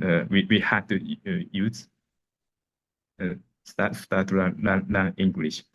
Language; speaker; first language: English; non-native, learner; Japanese